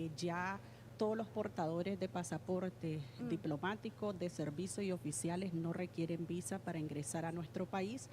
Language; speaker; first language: Spanish; native; Spanish